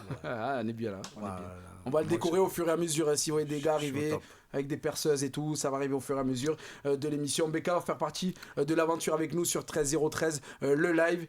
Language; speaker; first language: French; native; French